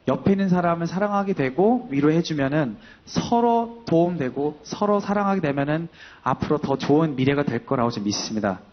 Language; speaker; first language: Korean; early bilingual, heritage; Korean